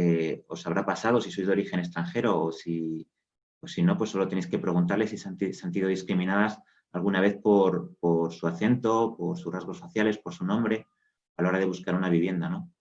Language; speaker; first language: Spanish; native; Spanish